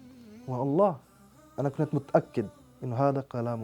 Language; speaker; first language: Arabic; non-native, fluent; French